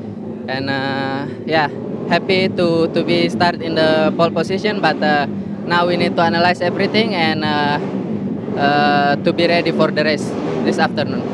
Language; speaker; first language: English; non-native, fluent; Indonesian